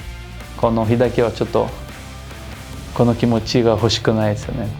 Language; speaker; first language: Japanese; non-native, learner; Portuguese